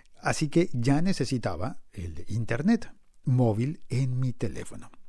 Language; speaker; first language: Spanish; native; Spanish